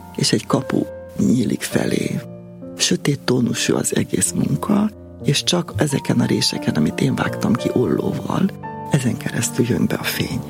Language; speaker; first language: Hungarian; native; Hungarian